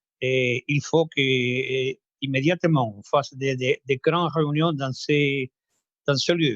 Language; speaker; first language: French; non-native, fluent; Spanish